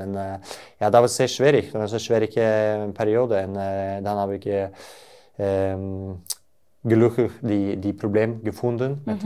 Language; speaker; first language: German; non-native, learner; Norwegian